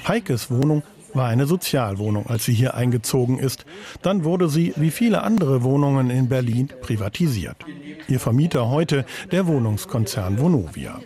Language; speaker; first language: German; native; German